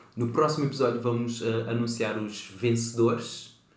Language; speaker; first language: Portuguese; non-native, local second language; Kabuverdianu